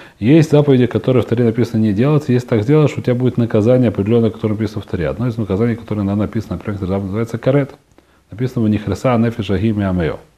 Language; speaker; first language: Russian; early bilingual, heritage; Russian